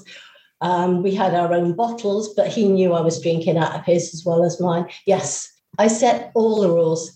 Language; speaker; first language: English; native; English